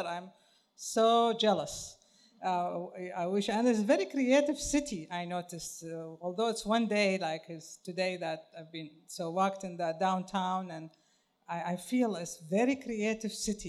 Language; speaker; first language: English; non-native, fluent; Arabic